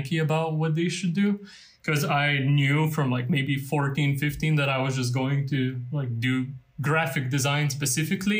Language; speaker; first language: English; non-native, fluent; Lithuanian